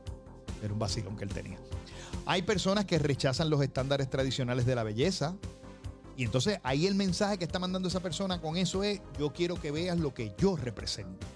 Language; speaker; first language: Spanish; native; Spanish